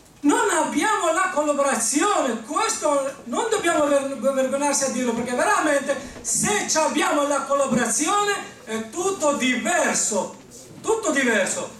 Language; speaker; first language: Italian; non-native, fluent; Albanian